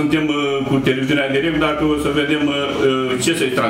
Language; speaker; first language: Romanian; native; Romanian